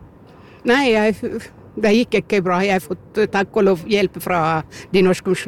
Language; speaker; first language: Norwegian; non-native, fluent; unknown